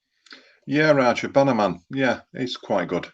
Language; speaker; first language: English; native; English